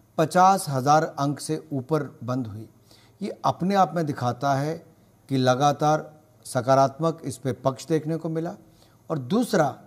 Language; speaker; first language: Hindi; native; Hindi